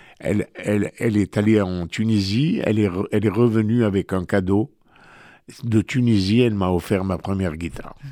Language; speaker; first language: French; native; French